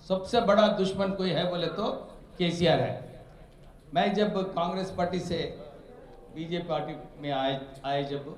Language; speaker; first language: Hindi; non-native, local second language; Telugu